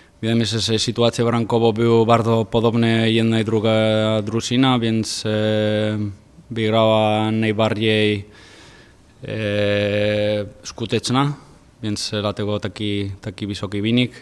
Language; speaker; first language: Polish; non-native, fluent; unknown